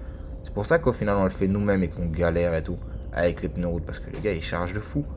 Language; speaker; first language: French; native; French